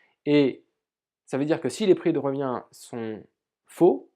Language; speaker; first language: French; native; French